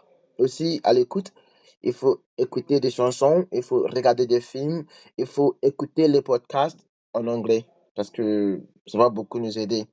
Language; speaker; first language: French; non-native, learner; English